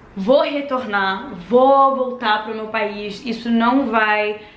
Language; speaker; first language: Portuguese; early bilingual, other home language; English